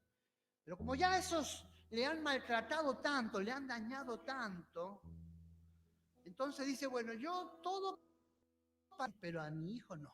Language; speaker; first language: Spanish; native; Spanish